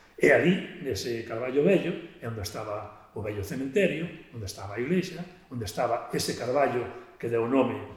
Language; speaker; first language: Galician; native; Galician